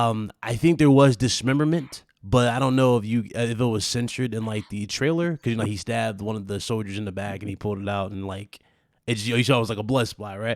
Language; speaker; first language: English; native; English